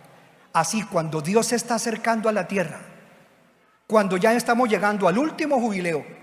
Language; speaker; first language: Spanish; native; Spanish